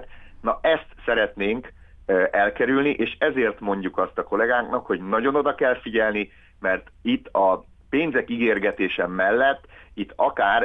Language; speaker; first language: Hungarian; native; Hungarian